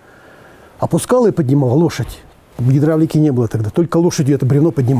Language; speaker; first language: Russian; native; Russian